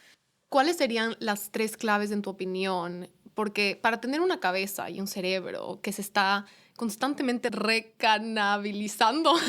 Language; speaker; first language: Spanish; native; Spanish